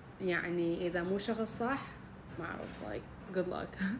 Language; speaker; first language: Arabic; early bilingual, heritage; Arabic